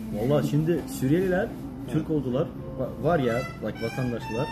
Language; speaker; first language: Turkish; non-native, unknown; Arabic